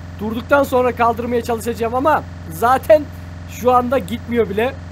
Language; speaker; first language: Turkish; native; Turkish